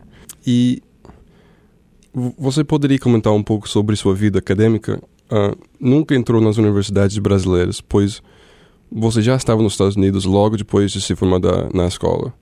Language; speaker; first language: Portuguese; non-native, fluent; English